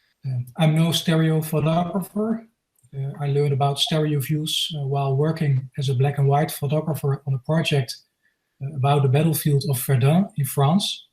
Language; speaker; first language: English; non-native, fluent; Dutch